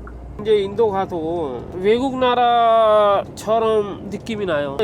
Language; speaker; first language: Korean; non-native, fluent; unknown